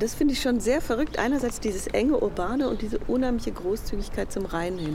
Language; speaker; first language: German; native; German